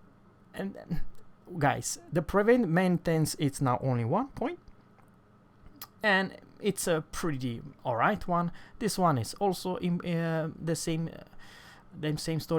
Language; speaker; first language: English; non-native, fluent; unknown